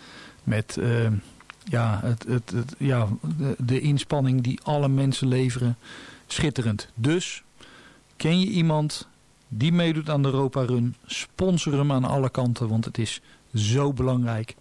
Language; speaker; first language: Dutch; native; Dutch